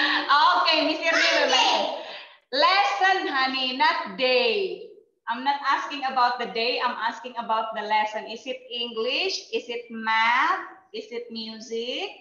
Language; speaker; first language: English; non-native, fluent; Indonesian